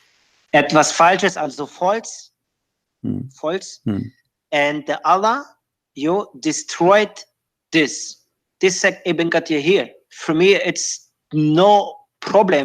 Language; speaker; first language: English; non-native, learner; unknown